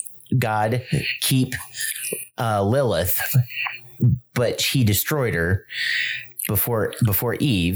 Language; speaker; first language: English; native; English